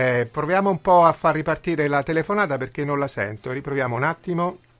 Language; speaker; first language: Italian; native; Italian